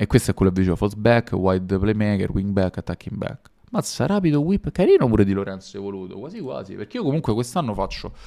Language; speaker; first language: Italian; native; Italian